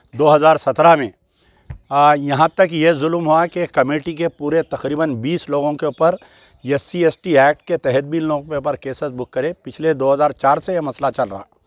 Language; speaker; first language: Hindi; non-native, local second language; Urdu